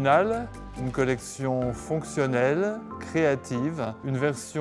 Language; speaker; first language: French; native; French